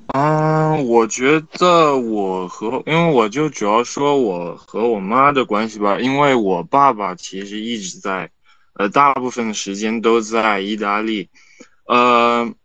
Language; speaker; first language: Chinese; native; Chinese